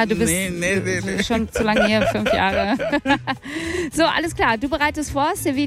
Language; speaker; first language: German; native; German